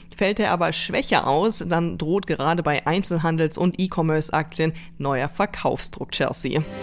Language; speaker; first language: German; native; German